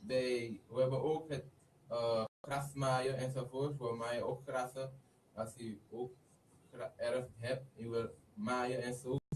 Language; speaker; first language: Dutch; non-native, learner; Haitian Creole